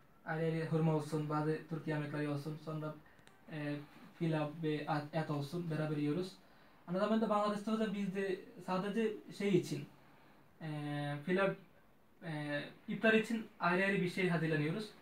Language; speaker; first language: Turkish; non-native, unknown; Bangla